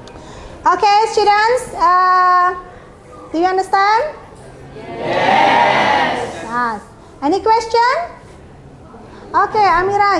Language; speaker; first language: English; non-native, fluent; Indonesian